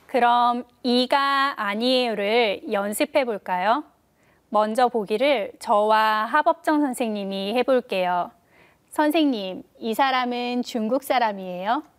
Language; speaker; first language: Korean; native; Korean